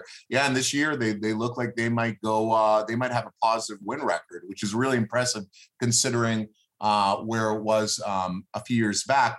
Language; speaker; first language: English; early bilingual, other home language; Hebrew